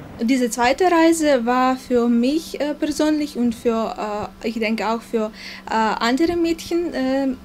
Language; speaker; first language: German; non-native, fluent; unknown